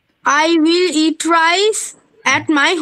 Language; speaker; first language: English; non-native, learner; Bangla